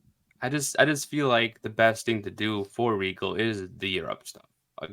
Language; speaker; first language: English; native; English